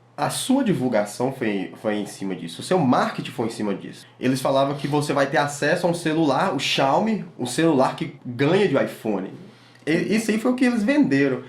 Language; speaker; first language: Portuguese; native; Portuguese